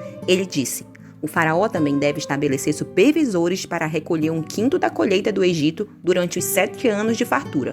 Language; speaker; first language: Portuguese; native; Portuguese